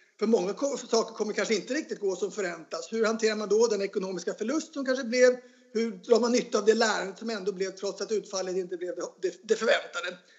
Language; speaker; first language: Swedish; native; Swedish